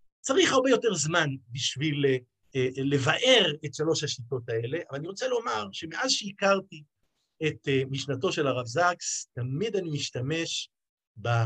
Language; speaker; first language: Hebrew; native; Hebrew